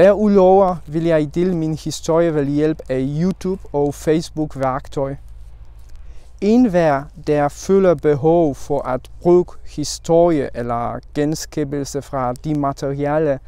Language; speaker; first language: Danish; non-native, learner; Polish